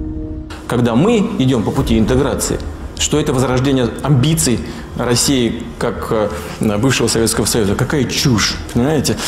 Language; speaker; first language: Russian; native; Russian